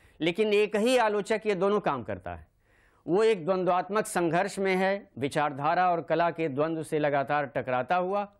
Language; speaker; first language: Hindi; native; Hindi